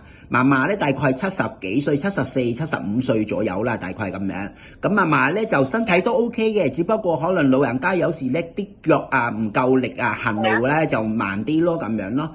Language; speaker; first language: Cantonese; native; Cantonese